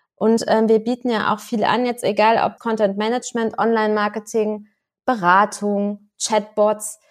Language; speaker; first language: German; native; German